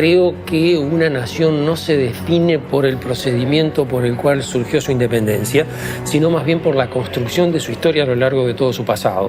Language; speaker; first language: Spanish; native; Spanish